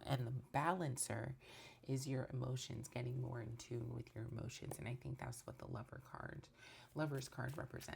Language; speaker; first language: English; native; English